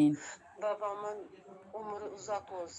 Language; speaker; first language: Turkish; non-native, learner; Uzbek